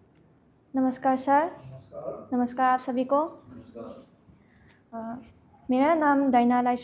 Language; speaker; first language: Hindi; non-native, local second language; Manipuri